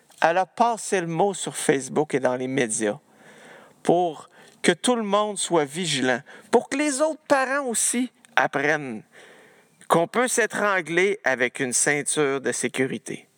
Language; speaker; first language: French; native; French